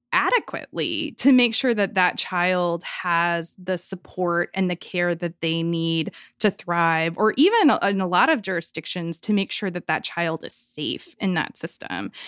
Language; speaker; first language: English; native; English